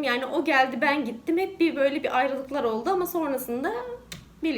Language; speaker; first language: Turkish; native; Turkish